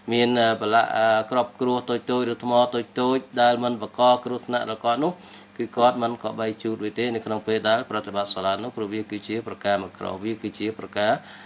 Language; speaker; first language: Khmer; non-native, local second language; Western Cham